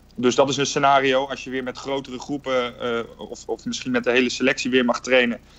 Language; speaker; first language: Dutch; native; Dutch